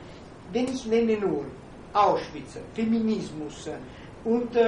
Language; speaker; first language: German; non-native, fluent; Italian